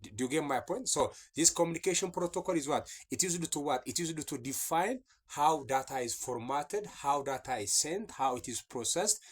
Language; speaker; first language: English; non-native, local second language; Amharic